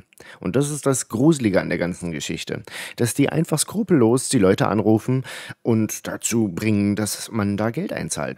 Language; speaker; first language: German; native; German